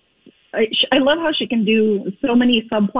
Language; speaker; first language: English; native; English